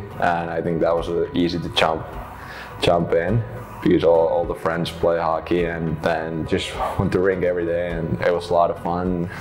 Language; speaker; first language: English; non-native, fluent; Finnish